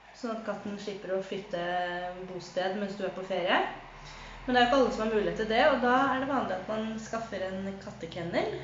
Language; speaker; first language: Norwegian; native; Norwegian